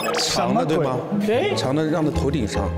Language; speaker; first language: Chinese; native; Chinese